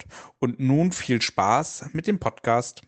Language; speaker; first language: German; native; German